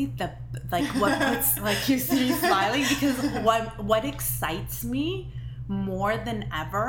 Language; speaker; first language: English; non-native, fluent; Hebrew